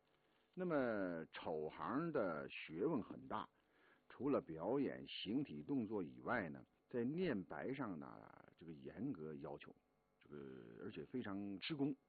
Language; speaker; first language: Chinese; native; Chinese